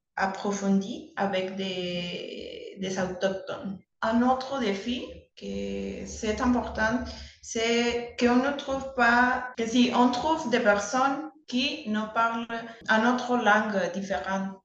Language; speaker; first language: French; non-native, fluent; Spanish